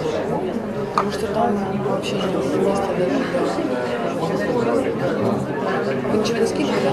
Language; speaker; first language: Russian; native; Russian